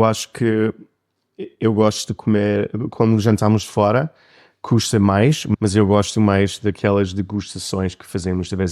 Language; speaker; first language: Portuguese; non-native, fluent; English